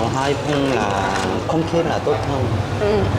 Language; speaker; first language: Vietnamese; non-native, learner; Korean